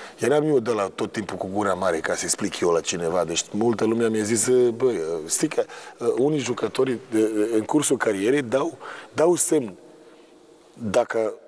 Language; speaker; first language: Romanian; non-native, fluent; Serbian